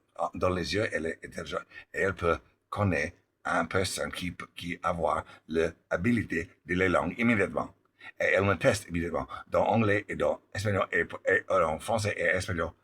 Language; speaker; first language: French; non-native, learner; English